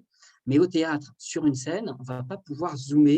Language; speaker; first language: French; native; French